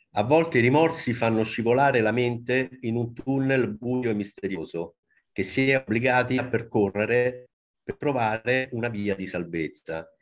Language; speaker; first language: Italian; native; Italian